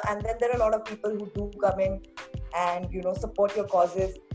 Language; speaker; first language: English; non-native, local second language; Hindi